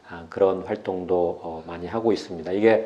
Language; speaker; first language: Korean; native; Korean